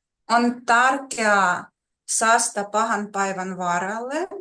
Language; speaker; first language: Finnish; non-native, learner; Russian